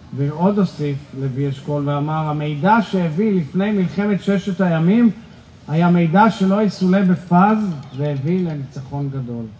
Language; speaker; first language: Hebrew; native; Hebrew